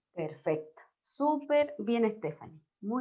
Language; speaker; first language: Spanish; native; Spanish